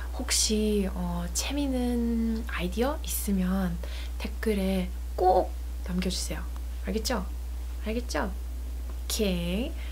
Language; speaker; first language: Korean; non-native, learner; English